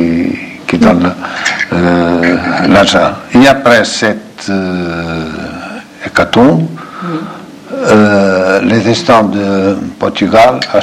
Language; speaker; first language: French; non-native, fluent; Portuguese